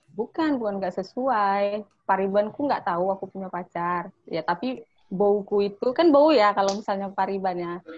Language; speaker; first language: Indonesian; native; Indonesian